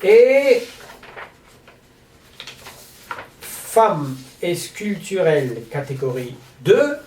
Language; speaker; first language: French; non-native, learner; Spanish